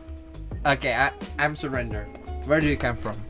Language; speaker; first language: English; non-native, learner; Indonesian